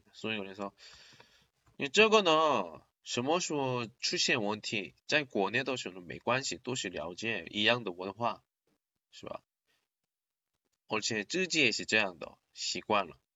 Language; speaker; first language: Chinese; non-native, learner; Korean